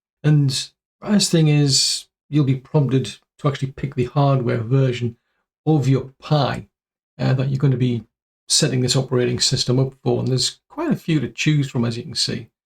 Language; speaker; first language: English; native; English